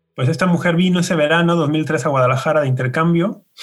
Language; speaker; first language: Spanish; native; Spanish